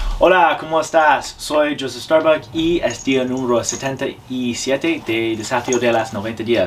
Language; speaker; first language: Spanish; non-native, learner; English